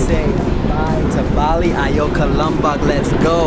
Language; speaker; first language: Indonesian; non-native, learner; English